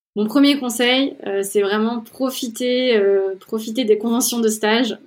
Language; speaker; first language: French; native; French